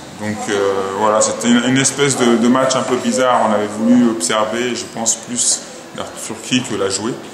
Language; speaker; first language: French; native; French